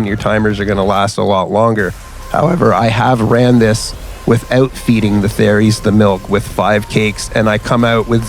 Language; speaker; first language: English; native; English